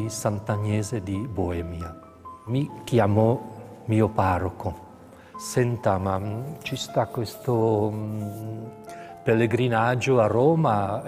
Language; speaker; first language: Italian; non-native, fluent; Czech